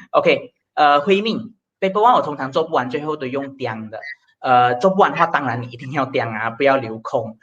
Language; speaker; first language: Chinese; native; Chinese